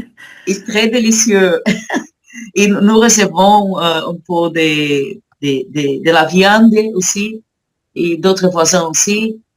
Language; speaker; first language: French; non-native, learner; Portuguese